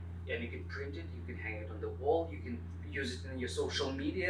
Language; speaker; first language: English; non-native, fluent; Russian